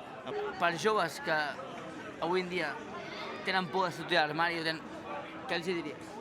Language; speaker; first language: Catalan; native; Catalan